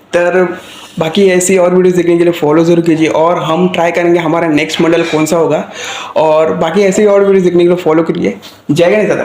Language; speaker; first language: Hindi; non-native, local second language; Marathi